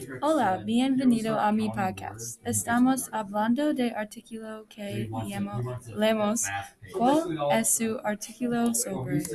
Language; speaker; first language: Spanish; non-native, learner; English